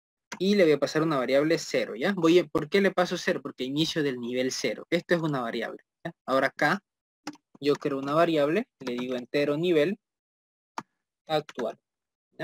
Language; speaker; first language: Spanish; native; Spanish